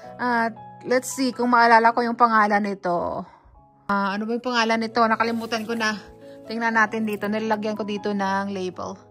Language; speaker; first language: Filipino; non-native, local second language; Hiligaynon